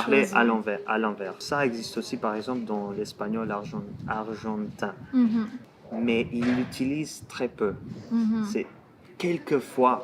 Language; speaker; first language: French; non-native, fluent; Portuguese